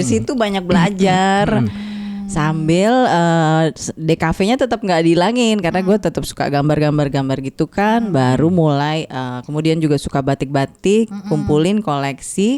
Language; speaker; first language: Indonesian; native; Indonesian